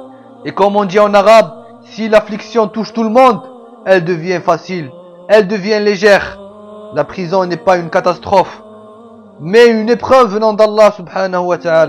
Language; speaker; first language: French; non-native, local second language; Arabic